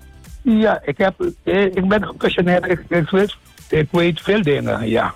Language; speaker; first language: Dutch; non-native, local second language; Papiamento